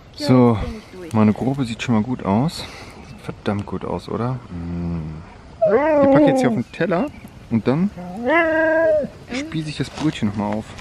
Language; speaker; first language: German; native; German